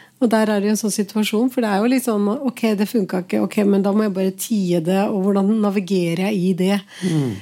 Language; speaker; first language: Norwegian; early bilingual, other home language; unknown